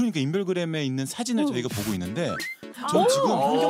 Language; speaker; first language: Korean; native; Korean